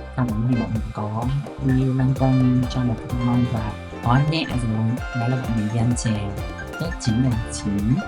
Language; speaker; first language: Vietnamese; native; Vietnamese